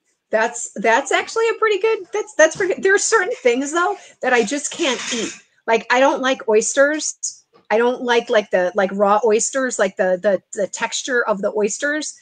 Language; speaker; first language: English; native; English